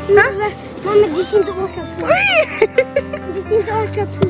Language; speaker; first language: Swedish; early bilingual, other home language; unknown